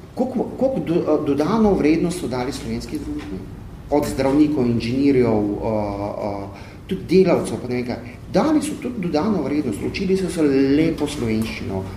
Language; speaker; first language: Slovenian; early bilingual, other home language; Arabic